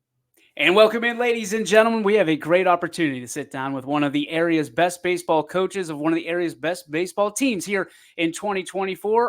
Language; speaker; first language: English; native; English